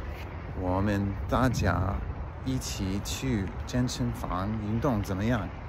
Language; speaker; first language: Chinese; non-native, learner; English